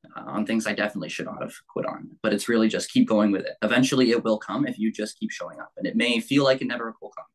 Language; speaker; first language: English; native; English